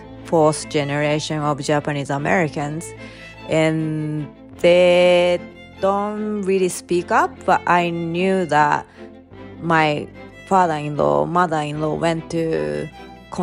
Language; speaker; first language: English; non-native, fluent; Japanese